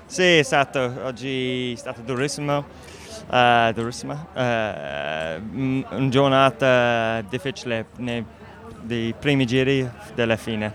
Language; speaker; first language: Italian; non-native, learner; English